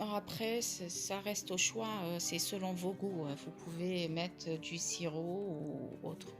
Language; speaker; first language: French; non-native, local second language; Arabic